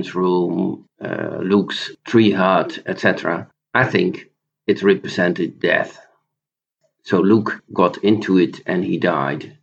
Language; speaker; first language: English; non-native, fluent; Dutch